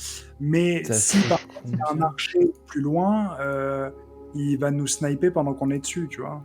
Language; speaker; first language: French; native; French